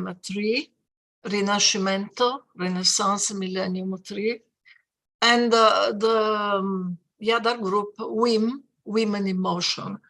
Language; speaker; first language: English; non-native, fluent; Italian